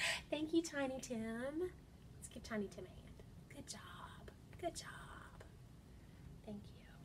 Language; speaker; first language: English; native; English